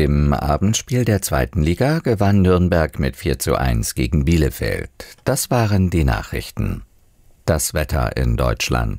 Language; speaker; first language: German; native; German